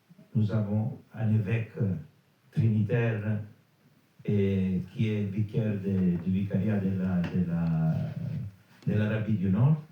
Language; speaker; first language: French; non-native, fluent; Italian